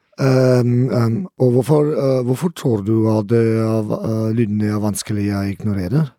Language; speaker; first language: Norwegian; non-native, learner; German